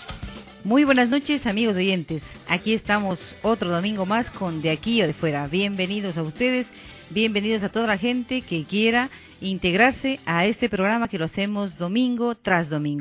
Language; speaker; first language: Spanish; native; Spanish